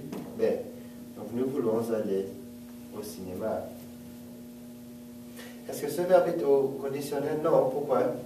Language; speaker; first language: French; non-native, fluent; English